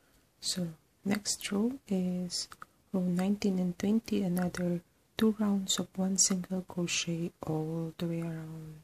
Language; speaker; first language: English; non-native, fluent; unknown